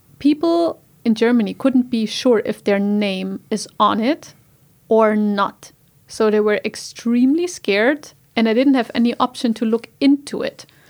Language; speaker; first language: English; non-native, fluent; German